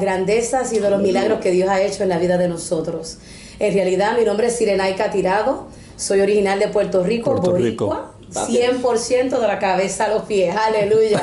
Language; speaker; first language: Spanish; native; Spanish